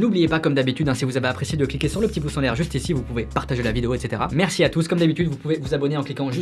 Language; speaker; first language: French; native; French